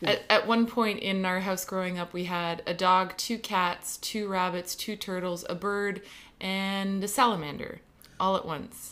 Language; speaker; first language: English; native; English